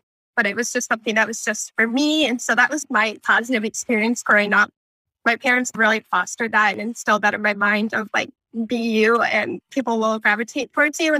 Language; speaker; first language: English; native; English